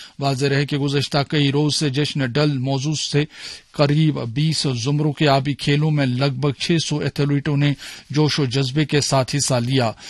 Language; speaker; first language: Urdu; non-native, local second language; Kashmiri